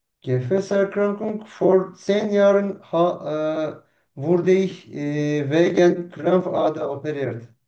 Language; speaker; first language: German; non-native, learner; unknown